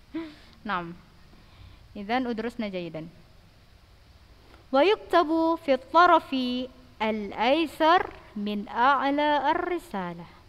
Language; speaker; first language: Arabic; non-native, fluent; Indonesian